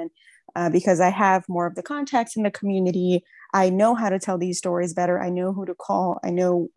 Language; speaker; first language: English; non-native, fluent; Portuguese